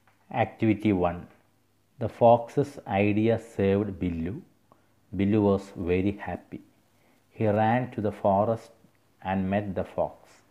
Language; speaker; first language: English; non-native, local second language; Malayalam